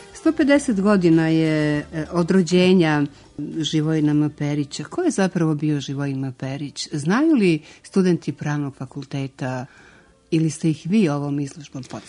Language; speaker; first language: Serbian; native; Serbian